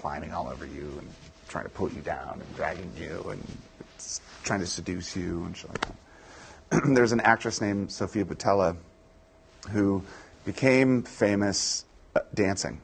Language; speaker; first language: English; native; English